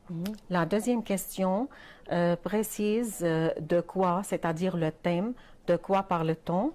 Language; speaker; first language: French; non-native, fluent; Arabic